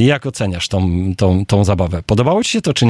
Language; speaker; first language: Polish; native; Polish